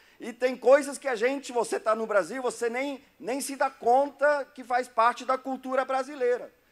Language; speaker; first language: Portuguese; non-native, fluent; German